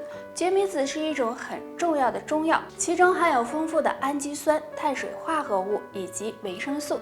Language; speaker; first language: Chinese; native; Chinese